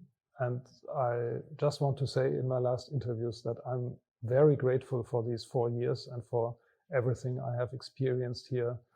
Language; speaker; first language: English; non-native, fluent; German